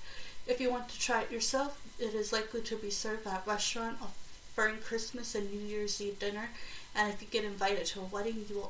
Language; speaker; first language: English; native; English